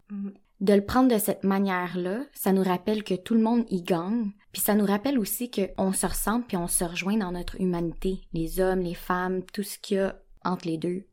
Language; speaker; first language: French; native; French